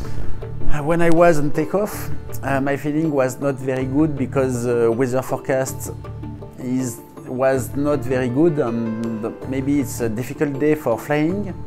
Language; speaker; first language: English; non-native, learner; French